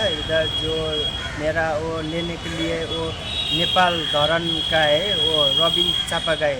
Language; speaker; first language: Hindi; non-native, local second language; Nepali